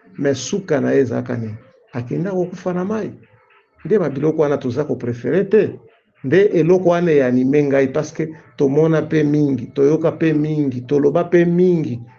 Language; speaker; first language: Lingala; non-native, local second language; Swahili